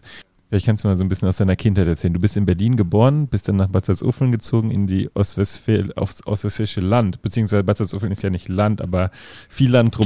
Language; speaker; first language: German; native; German